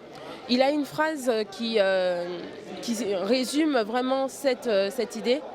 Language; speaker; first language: French; native; French